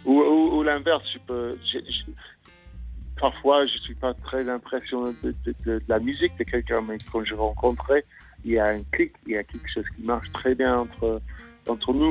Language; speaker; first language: French; non-native, fluent; English